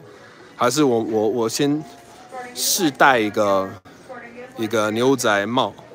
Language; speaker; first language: Chinese; non-native, fluent; English